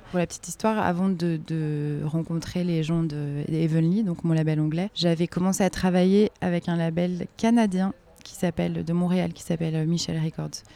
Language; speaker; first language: French; native; French